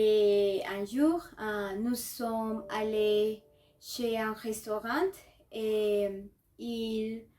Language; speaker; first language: French; non-native, learner; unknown